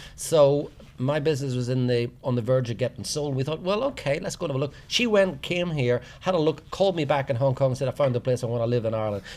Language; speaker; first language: English; native; English